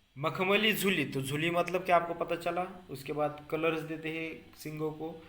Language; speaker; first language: Hindi; non-native, local second language; Marathi